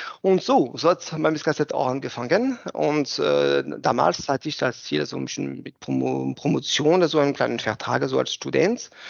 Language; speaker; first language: German; non-native, fluent; French